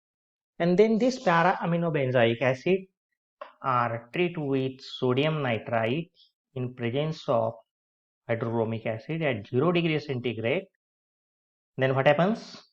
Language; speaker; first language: English; non-native, local second language; Marathi